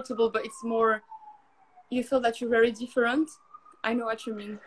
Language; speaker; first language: English; non-native, fluent; Arabic